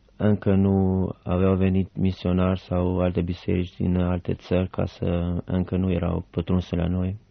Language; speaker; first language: Romanian; non-native, fluent; Albanian